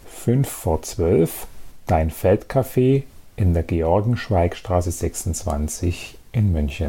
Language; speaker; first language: German; native; German